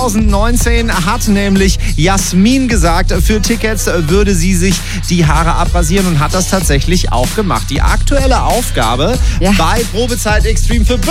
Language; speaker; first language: German; native; German